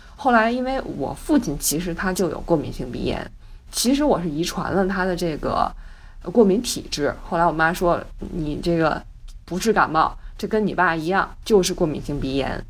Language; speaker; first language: Chinese; native; Chinese